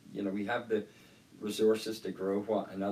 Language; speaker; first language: English; native; English